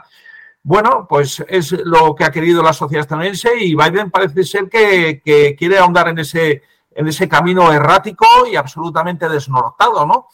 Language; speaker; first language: Spanish; native; Spanish